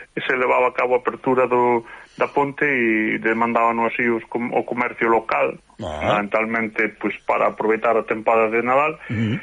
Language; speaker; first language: Galician; native; Galician